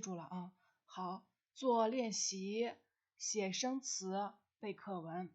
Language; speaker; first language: Chinese; non-native, fluent; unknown